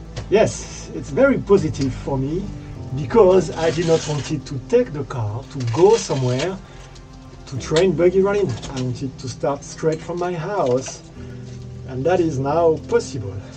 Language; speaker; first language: English; non-native, fluent; French